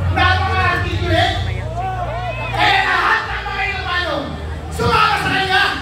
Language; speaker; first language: Filipino; non-native, local second language; Iloko